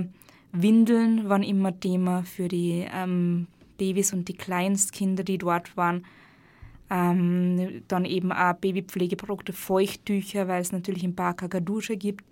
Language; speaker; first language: German; native; German